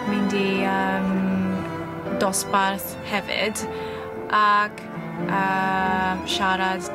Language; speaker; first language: Welsh; non-native, learner; Japanese